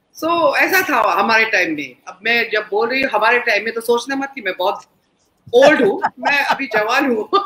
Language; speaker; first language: Hindi; non-native, local second language; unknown